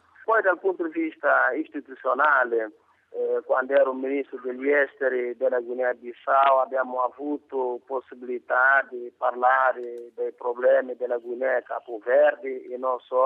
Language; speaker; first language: Italian; non-native, fluent; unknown